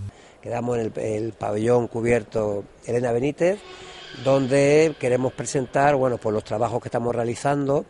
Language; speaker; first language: Spanish; native; Spanish